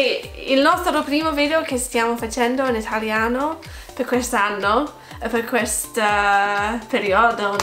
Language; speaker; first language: Italian; non-native, fluent; English